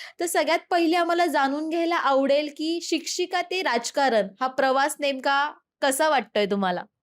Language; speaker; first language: Marathi; native; Marathi